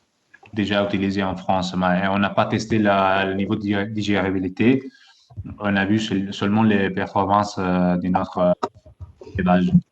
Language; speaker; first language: French; non-native, fluent; Italian